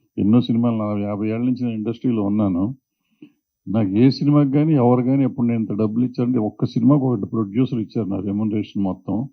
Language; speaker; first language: Telugu; native; Telugu